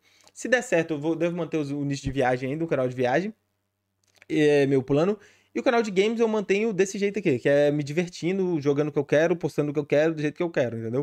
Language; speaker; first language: Portuguese; native; Portuguese